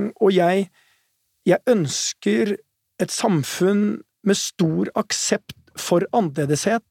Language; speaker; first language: Norwegian; native; Norwegian